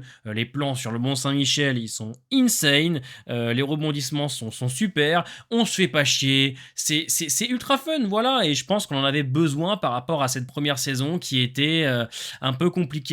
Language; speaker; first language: French; native; French